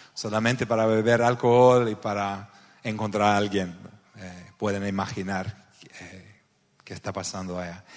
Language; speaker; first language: Spanish; non-native, learner; German